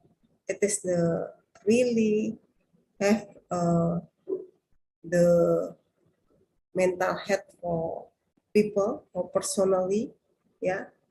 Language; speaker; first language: English; non-native, learner; Indonesian